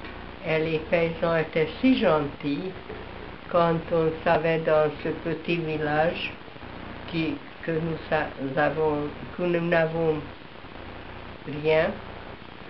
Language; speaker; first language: French; non-native, fluent; Hungarian